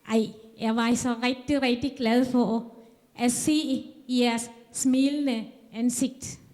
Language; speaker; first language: Danish; non-native, fluent; Tamil